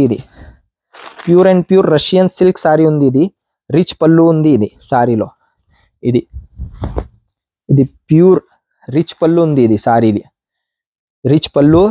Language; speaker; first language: Telugu; non-native, local second language; Urdu